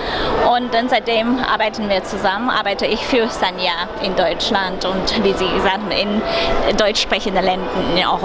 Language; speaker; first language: German; non-native, fluent; Chinese